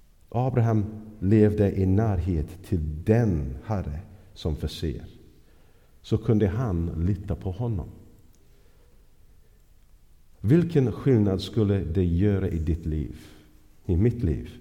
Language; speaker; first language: Swedish; non-native, fluent; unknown